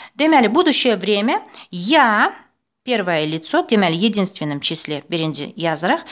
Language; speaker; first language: Russian; non-native, local second language; Azerbaijani